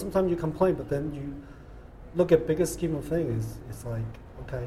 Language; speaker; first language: English; non-native, local second language; Cantonese